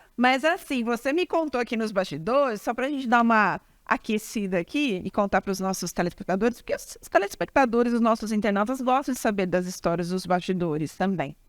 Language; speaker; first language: Portuguese; native; Portuguese